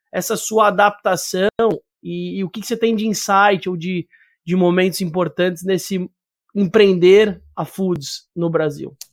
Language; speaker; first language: Portuguese; native; Portuguese